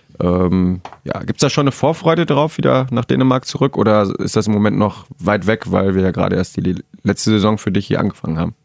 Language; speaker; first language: German; native; German